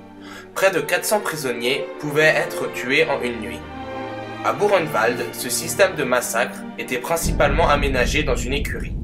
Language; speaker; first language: French; native; French